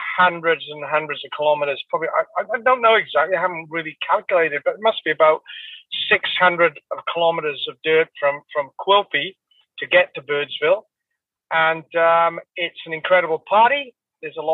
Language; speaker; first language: English; native; English